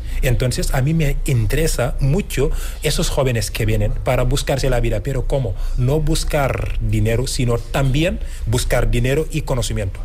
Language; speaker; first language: Spanish; non-native, fluent; Wolof